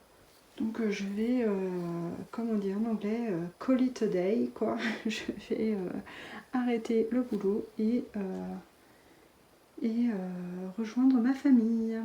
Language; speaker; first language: French; native; French